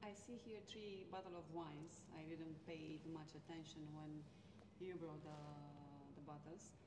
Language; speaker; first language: English; non-native, fluent; Romanian